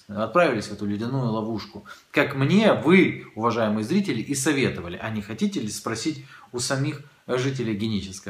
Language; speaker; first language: Russian; native; Russian